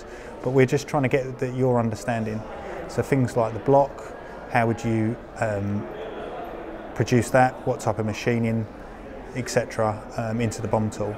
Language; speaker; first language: English; native; English